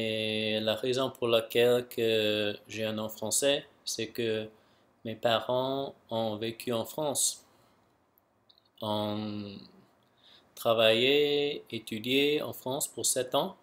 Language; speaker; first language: French; non-native, local second language; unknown